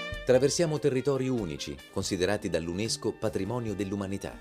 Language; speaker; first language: Italian; native; Italian